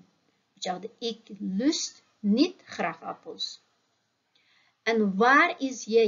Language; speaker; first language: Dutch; non-native, learner; Uyghur